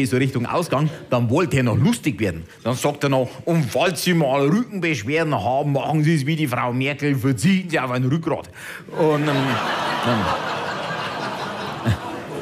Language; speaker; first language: German; native; German